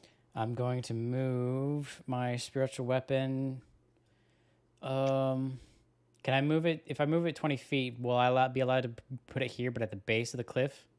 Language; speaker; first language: English; native; English